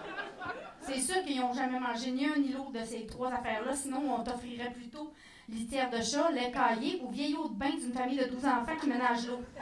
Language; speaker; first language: French; native; French